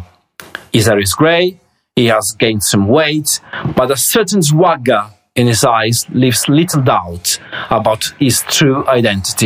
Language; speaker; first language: English; non-native, fluent; Italian